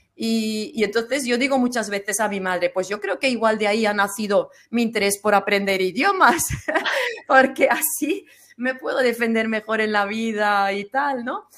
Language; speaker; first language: Spanish; non-native, fluent; Dutch